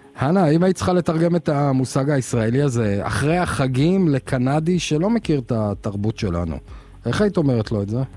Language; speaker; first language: Hebrew; native; Hebrew